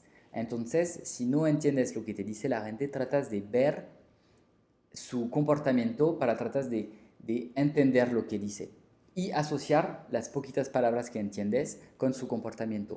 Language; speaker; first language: Spanish; non-native, fluent; French